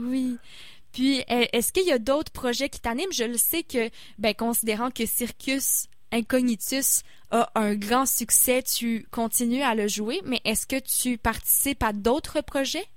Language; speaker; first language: French; native; French